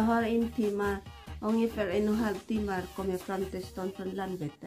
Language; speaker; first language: Swedish; non-native, learner; Filipino